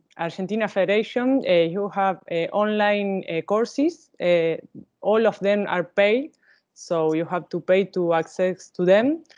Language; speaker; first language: English; non-native, learner; Spanish